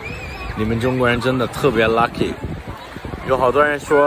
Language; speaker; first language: Chinese; non-native, fluent; English